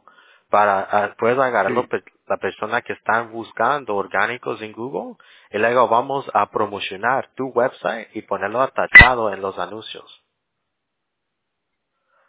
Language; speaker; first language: Spanish; early bilingual, heritage; Spanish